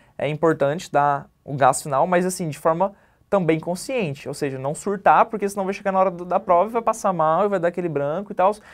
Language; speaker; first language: Portuguese; native; Portuguese